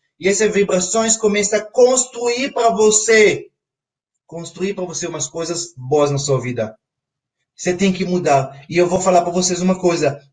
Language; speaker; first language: Portuguese; non-native, fluent; Hebrew